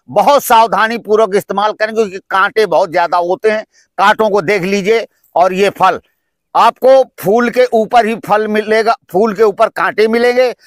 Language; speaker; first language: Hindi; native; Hindi